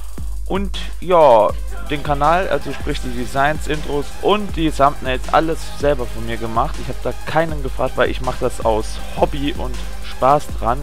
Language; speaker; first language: German; native; German